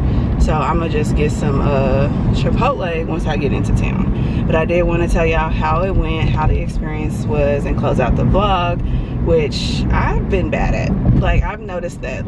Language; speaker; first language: English; native; English